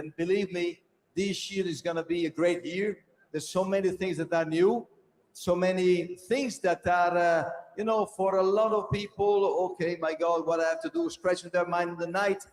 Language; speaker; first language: English; non-native, fluent; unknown